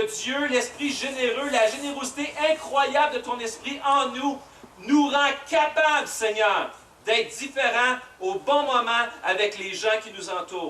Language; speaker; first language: French; native; French